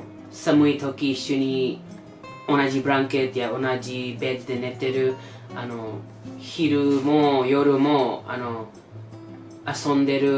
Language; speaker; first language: Japanese; non-native, learner; English